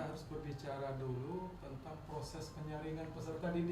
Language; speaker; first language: Indonesian; native; Indonesian